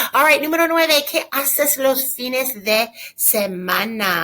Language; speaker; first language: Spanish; non-native, fluent; English